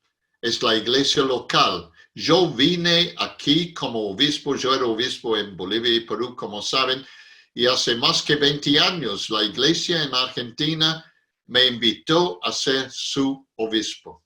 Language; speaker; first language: Spanish; non-native, fluent; English